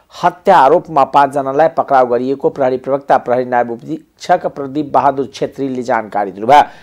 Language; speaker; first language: Nepali; non-native, local second language; Maithili